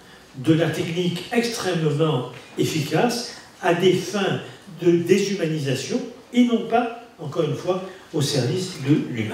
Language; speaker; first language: French; native; French